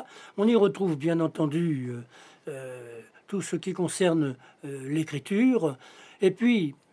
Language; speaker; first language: French; native; French